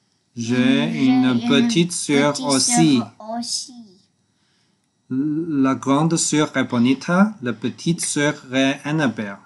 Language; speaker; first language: French; non-native, learner; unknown